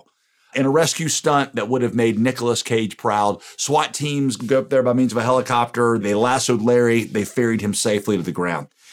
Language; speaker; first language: English; native; English